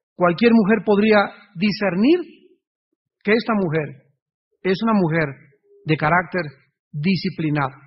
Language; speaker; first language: Spanish; native; Spanish